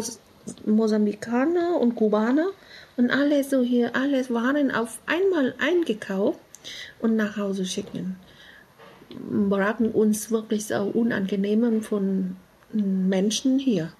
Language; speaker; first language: German; non-native, learner; Vietnamese